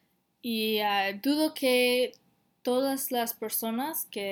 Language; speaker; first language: Spanish; non-native, learner; English